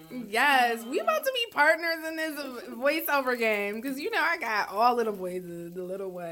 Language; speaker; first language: English; native; English